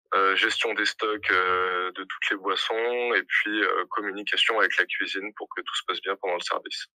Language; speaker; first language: French; native; French